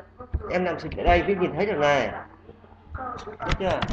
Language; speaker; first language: Vietnamese; native; Vietnamese